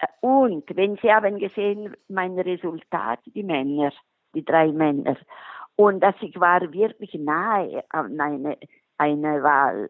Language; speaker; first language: German; non-native, local second language; Italian